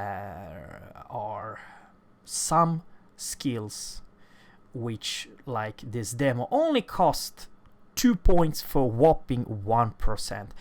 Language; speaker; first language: English; non-native, fluent; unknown